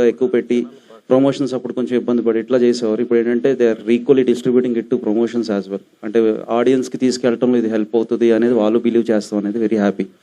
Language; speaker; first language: Telugu; native; Telugu